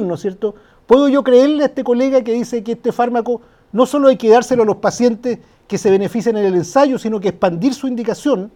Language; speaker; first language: Spanish; native; Spanish